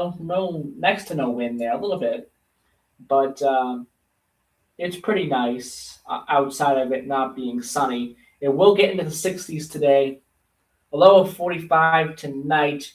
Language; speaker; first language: English; native; English